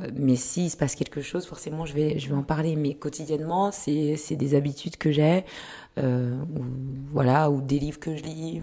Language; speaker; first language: French; early bilingual, other home language; Kinyarwanda